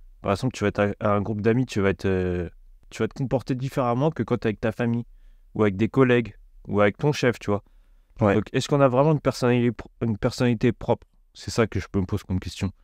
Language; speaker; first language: French; native; French